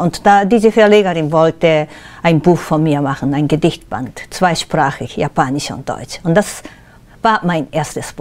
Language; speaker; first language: German; non-native, fluent; Japanese